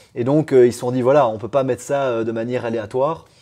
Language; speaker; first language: French; native; French